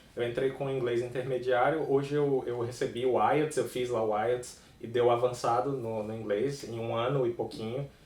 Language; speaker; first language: Portuguese; native; Portuguese